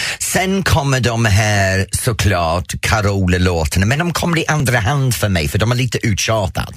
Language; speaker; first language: Swedish; non-native, fluent; English